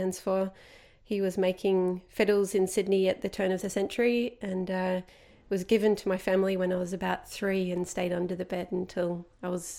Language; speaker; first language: English; native; English